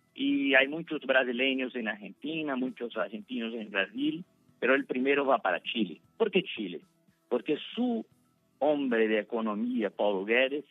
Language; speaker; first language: Spanish; non-native, fluent; Portuguese